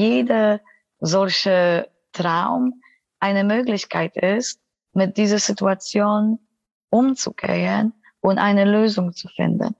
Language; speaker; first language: German; non-native, fluent; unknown